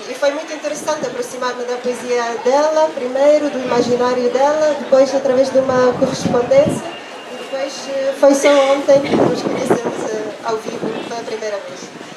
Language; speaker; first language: Portuguese; non-native, fluent; Italian